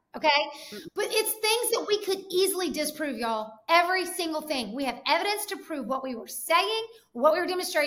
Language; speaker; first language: English; native; English